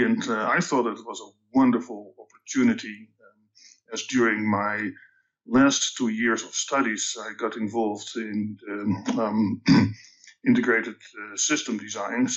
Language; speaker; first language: English; non-native, fluent; Dutch